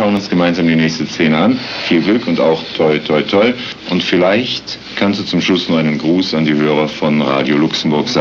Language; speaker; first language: German; native; German